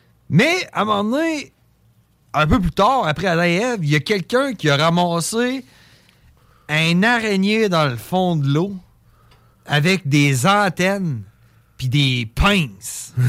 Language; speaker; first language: French; native; French